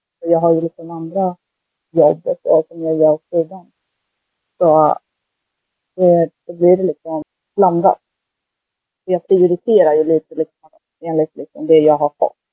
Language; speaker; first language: Swedish; early bilingual, other home language; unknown